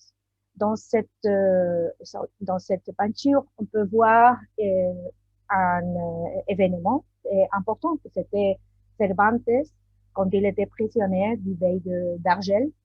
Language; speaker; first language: French; non-native, learner; Spanish